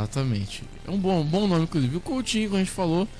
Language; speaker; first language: Portuguese; native; Portuguese